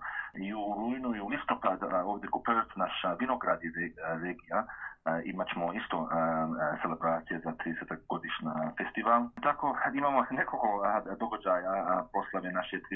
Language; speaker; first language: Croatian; early bilingual, heritage; Croatian